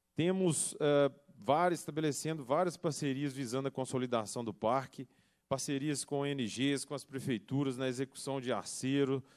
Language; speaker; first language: Portuguese; native; Portuguese